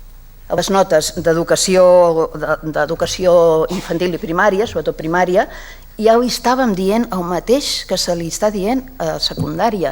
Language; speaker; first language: Catalan; native; Catalan